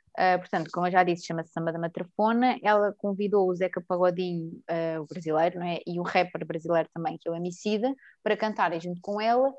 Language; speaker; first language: Portuguese; native; Portuguese